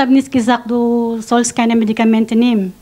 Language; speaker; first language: German; non-native, fluent; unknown